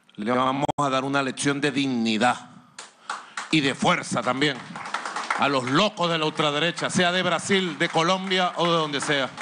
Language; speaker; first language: Spanish; native; Spanish